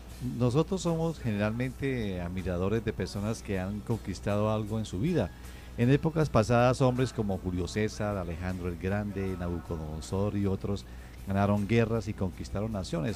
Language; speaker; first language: Spanish; native; Spanish